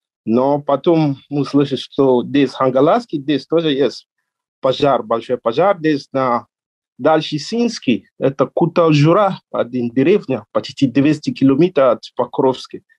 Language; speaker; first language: Russian; non-native, learner; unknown